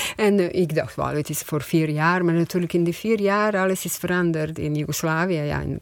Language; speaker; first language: Dutch; non-native, fluent; Croatian